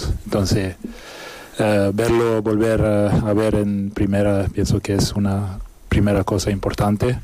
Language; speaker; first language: Spanish; non-native, fluent; French